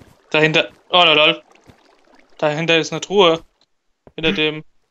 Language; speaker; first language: German; native; German